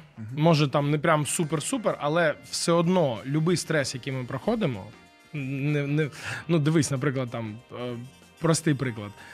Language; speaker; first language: Ukrainian; non-native, local second language; Russian